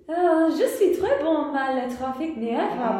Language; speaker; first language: French; non-native, learner; English